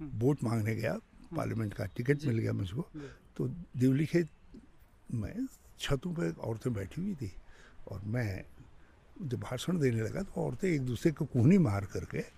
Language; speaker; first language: Hindi; native; Hindi